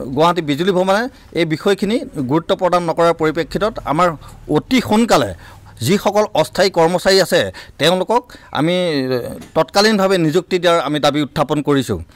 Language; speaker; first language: Assamese; native; Assamese